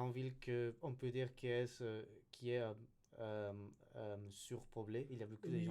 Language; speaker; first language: French; non-native, learner; Spanish